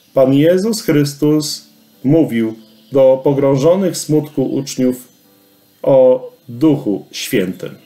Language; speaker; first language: Polish; native; Polish